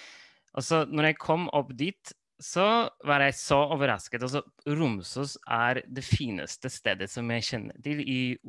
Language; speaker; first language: Norwegian; non-native, fluent; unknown